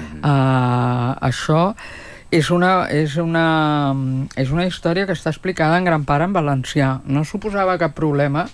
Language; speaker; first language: Catalan; native; Catalan